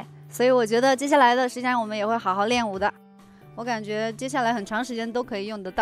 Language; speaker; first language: Chinese; native; Chinese